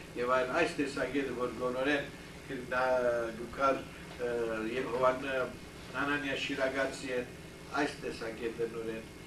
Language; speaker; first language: Armenian; early bilingual, heritage; Armenian